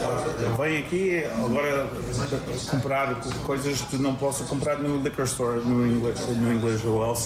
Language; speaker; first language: Portuguese; early bilingual, heritage; Portuguese